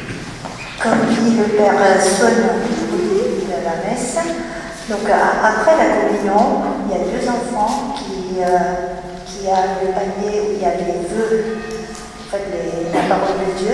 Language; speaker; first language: French; non-native, fluent; Vietnamese